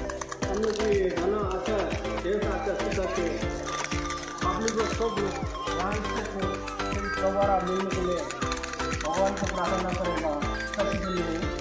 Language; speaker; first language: Hindi; non-native, local second language; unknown